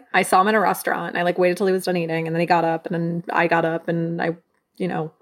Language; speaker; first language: English; native; English